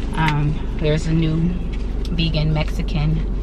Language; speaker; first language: English; native; English